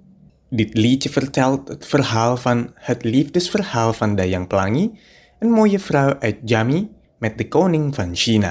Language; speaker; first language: Dutch; non-native, fluent; Indonesian